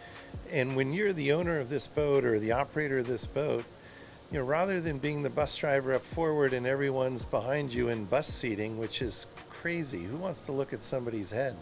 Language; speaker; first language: English; native; English